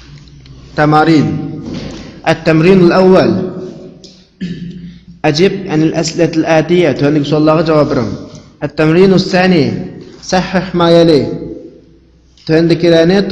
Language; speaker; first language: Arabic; non-native, fluent; Uyghur